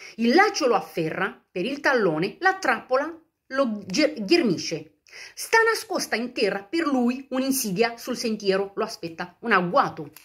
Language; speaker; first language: Italian; non-native, fluent; Romanian